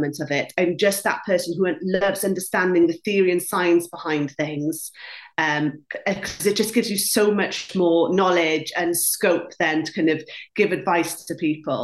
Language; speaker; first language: English; non-native, local second language; Welsh